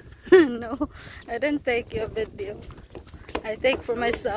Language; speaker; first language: English; non-native, local second language; Filipino